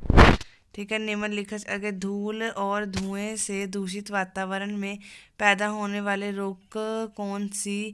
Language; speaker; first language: Hindi; non-native, local second language; Punjabi